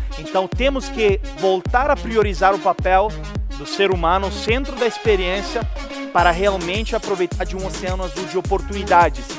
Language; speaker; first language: Portuguese; non-native, fluent; Italian